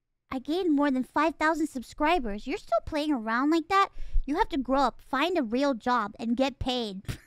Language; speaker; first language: English; early bilingual, other home language; Spanish